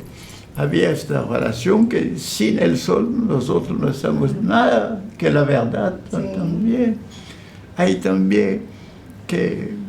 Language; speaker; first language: Spanish; non-native, fluent; French